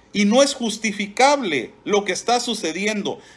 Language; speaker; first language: Spanish; native; Spanish